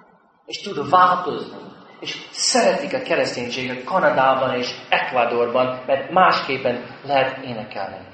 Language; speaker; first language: Hungarian; non-native, fluent; English